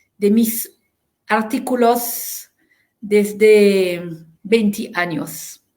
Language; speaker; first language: Spanish; non-native, fluent; French